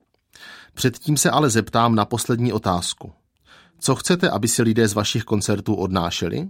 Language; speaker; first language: Czech; native; Czech